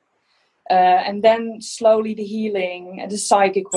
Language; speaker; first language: English; non-native, fluent; Dutch